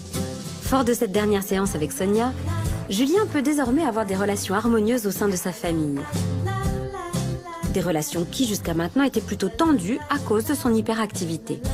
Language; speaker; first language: French; native; French